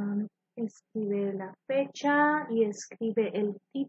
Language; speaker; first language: Spanish; non-native, fluent; English